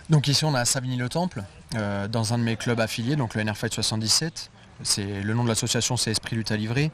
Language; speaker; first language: French; native; French